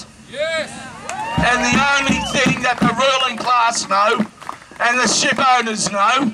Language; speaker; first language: English; native; English